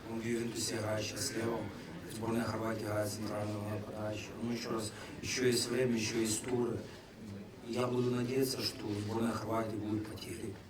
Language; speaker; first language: Russian; native; Russian